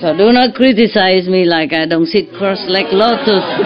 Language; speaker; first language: English; non-native, fluent; Vietnamese